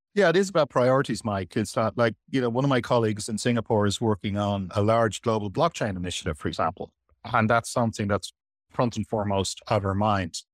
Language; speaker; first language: English; native; English